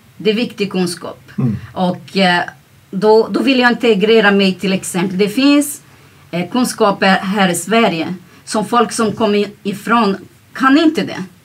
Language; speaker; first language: Swedish; non-native, fluent; Portuguese